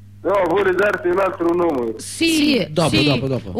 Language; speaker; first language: Italian; non-native, learner; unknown